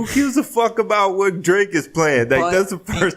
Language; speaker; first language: English; native; English